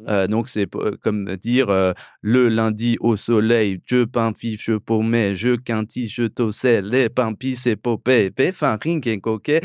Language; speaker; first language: French; early bilingual, other home language; Persian